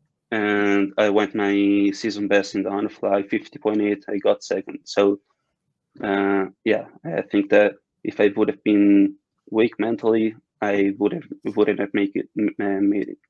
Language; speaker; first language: English; non-native, fluent; Italian